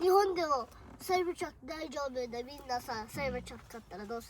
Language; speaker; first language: Japanese; early bilingual, other home language; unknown